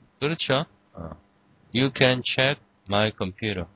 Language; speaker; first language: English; non-native, fluent; Korean